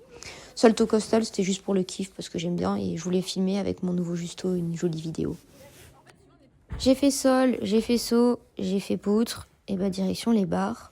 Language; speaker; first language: French; native; French